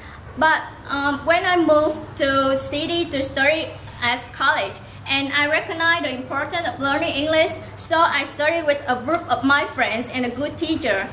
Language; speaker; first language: English; non-native, learner; Vietnamese